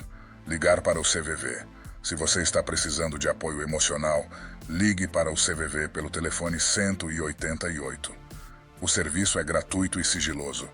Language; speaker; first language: Portuguese; native; Portuguese